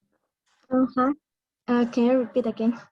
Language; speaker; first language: English; non-native, learner; Chinese